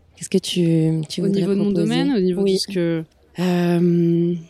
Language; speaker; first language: French; native; French